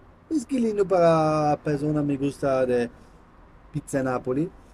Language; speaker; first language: Spanish; non-native, learner; German